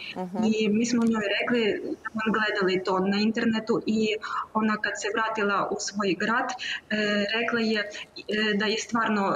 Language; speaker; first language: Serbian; non-native, learner; Ukrainian